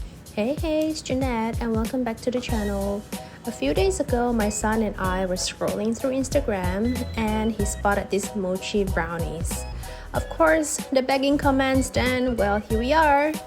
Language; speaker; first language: English; non-native, local second language; Indonesian